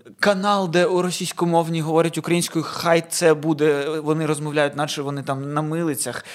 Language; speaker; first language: Ukrainian; non-native, local second language; Russian